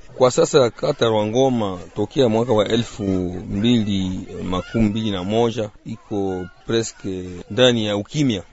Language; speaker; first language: Swahili; non-native, local second language; Nande